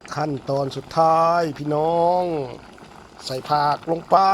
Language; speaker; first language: Thai; non-native, local second language; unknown